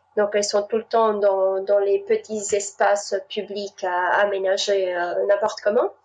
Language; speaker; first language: French; non-native, fluent; Spanish